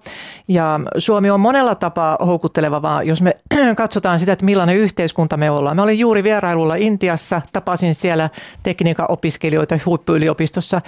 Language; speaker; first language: Finnish; native; Finnish